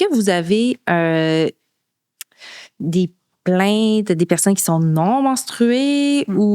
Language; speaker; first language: French; native; French